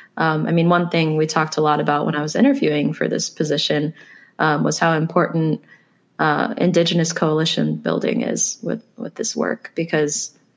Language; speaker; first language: English; native; English